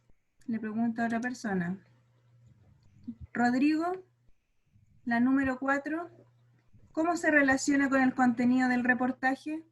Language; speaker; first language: Spanish; native; Spanish